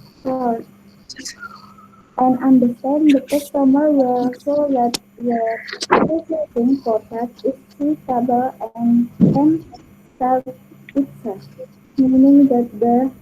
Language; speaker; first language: English; non-native, learner; Indonesian